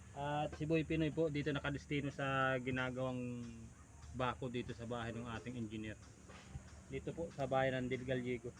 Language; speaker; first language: Filipino; native; Filipino